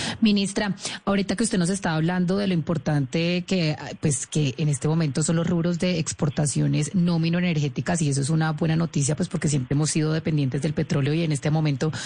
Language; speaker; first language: Spanish; native; Spanish